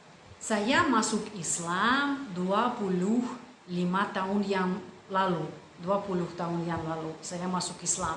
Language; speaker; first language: Indonesian; non-native, fluent; Russian